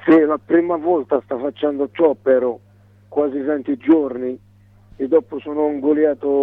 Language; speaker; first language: Italian; non-native, learner; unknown